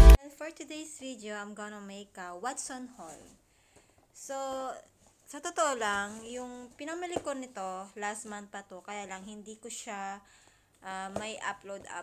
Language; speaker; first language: Filipino; native; Filipino